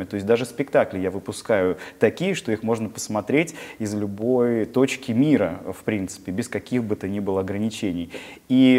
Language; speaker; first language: Russian; native; Russian